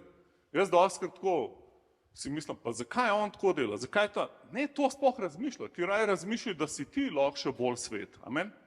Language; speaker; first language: Slovenian; native; Slovenian